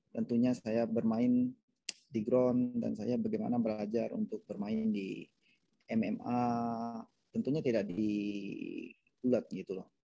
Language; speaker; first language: Indonesian; native; Indonesian